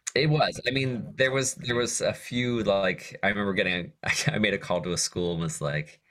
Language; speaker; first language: English; native; English